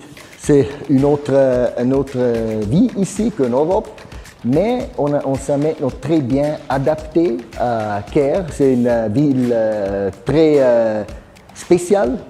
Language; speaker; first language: French; non-native, fluent; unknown